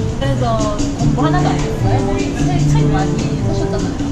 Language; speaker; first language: Korean; non-native, fluent; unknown